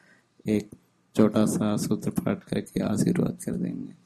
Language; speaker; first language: Hindi; non-native, fluent; Sinhala